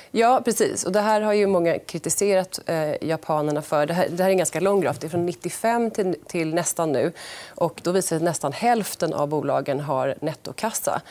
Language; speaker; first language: Swedish; native; Swedish